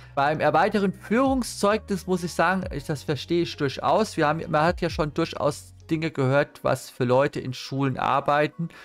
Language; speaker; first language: German; native; German